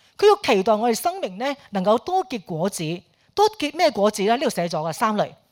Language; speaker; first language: Chinese; non-native, local second language; Cantonese